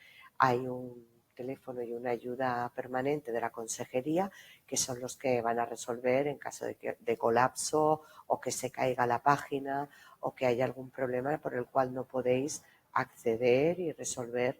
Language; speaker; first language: Spanish; native; Spanish